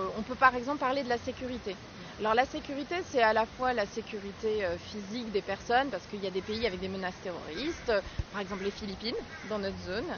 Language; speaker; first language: French; native; French